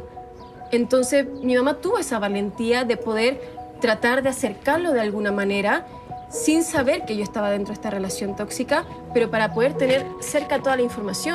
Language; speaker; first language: Spanish; native; Spanish